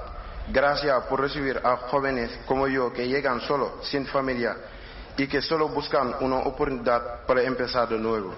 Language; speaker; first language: Spanish; non-native, learner; Wolof